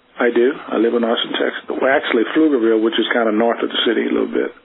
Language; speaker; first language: English; native; English